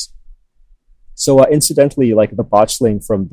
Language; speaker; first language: English; non-native, local second language; Filipino